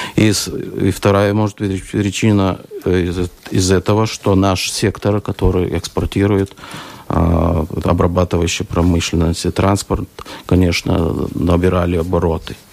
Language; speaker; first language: Russian; non-native, local second language; Lithuanian